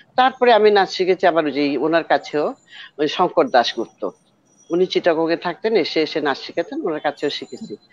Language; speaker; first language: Bangla; non-native, local second language; Chakma